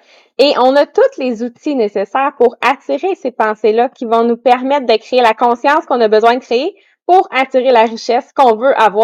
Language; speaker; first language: French; native; French